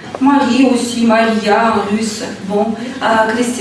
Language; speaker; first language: French; non-native, fluent; Russian